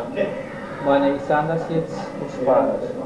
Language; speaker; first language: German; early bilingual, heritage; German